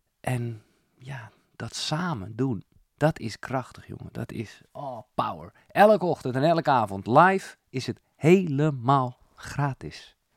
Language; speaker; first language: Dutch; native; Dutch